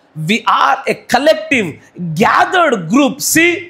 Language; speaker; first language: English; non-native, local second language; Telugu